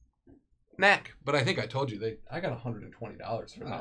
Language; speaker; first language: English; native; English